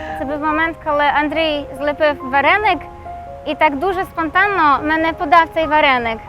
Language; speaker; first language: Ukrainian; non-native, learner; Polish